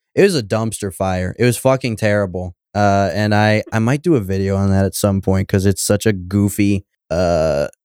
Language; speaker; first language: English; native; English